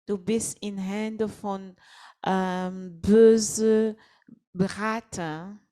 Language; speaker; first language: German; non-native, fluent; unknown